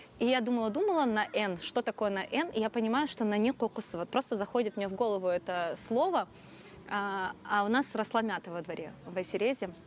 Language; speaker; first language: Russian; non-native, local second language; Crimean Tatar